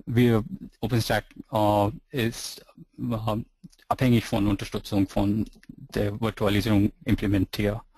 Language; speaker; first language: German; non-native, fluent; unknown